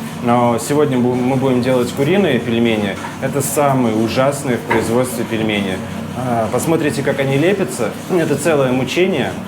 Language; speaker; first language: Russian; native; Russian